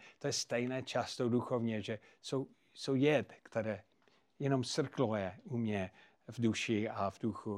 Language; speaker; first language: Czech; non-native, fluent; English